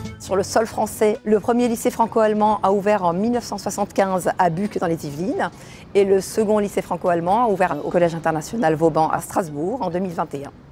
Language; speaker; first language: French; native; French